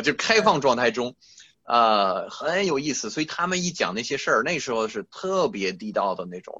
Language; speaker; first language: Chinese; non-native, fluent; French